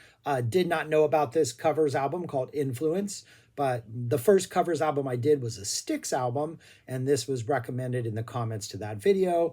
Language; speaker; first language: English; native; English